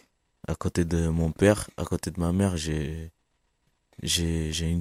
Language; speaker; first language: French; non-native, fluent; Kabuverdianu